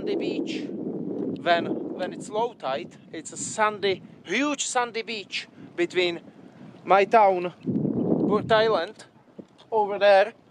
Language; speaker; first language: English; non-native, fluent; Czech